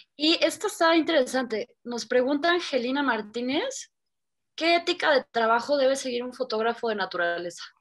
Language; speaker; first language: Spanish; native; Spanish